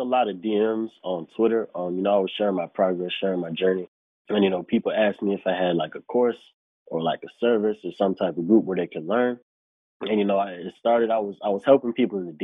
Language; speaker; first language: English; native; English